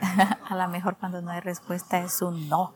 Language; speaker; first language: Spanish; early bilingual, heritage; Spanish